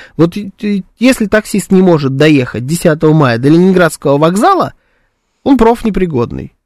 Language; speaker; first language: Russian; native; Russian